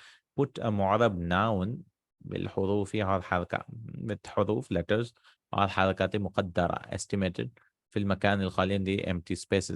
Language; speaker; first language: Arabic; non-native, fluent; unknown